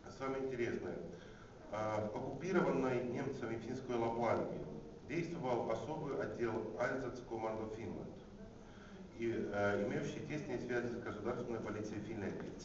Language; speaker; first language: Russian; non-native, fluent; Finnish